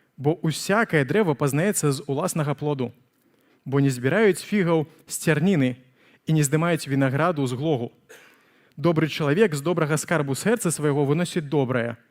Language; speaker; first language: Belarusian; native; Belarusian